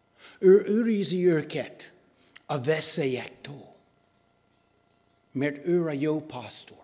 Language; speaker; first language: Hungarian; non-native, learner; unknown